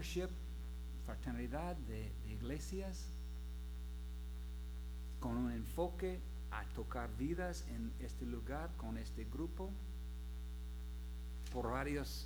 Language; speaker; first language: Spanish; non-native, fluent; English